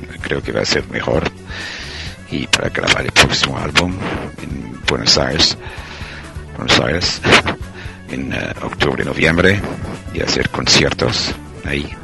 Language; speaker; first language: Spanish; non-native, learner; English